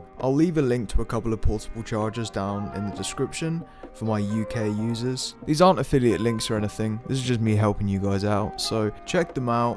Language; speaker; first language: English; native; English